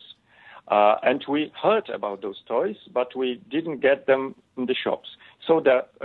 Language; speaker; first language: English; non-native, fluent; Polish